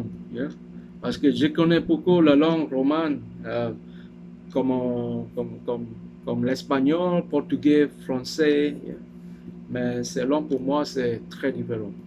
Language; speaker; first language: French; non-native, learner; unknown